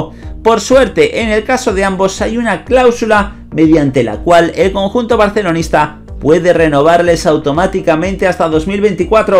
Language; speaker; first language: Spanish; native; Spanish